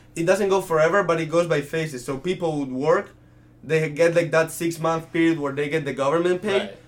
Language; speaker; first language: English; early bilingual, other home language; Italian